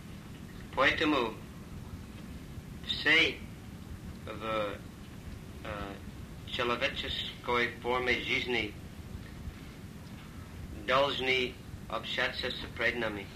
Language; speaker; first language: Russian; non-native, learner; English